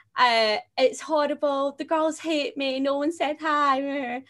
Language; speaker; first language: English; native; English